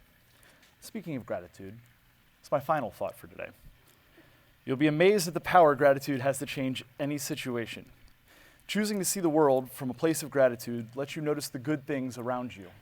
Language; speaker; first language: English; native; English